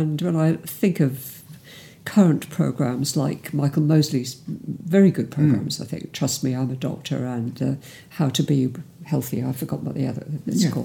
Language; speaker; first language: English; native; English